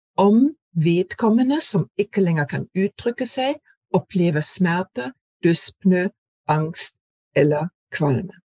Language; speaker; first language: Norwegian; non-native, fluent; German